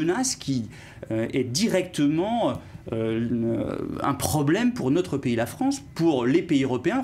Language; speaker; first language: French; native; French